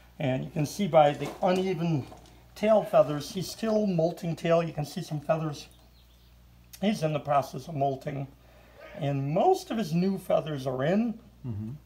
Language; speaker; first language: English; native; English